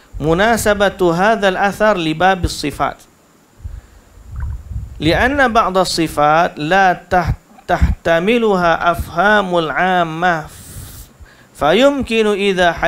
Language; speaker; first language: Arabic; non-native, fluent; Malay